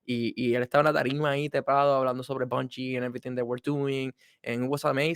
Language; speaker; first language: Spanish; native; Spanish